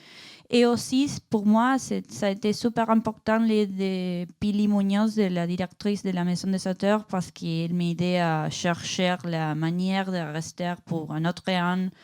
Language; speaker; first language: French; non-native, learner; Spanish